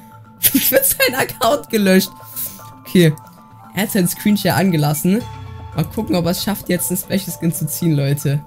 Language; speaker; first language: German; native; German